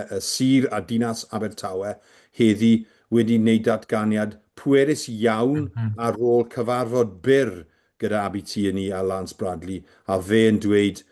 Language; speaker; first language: Welsh; native; Welsh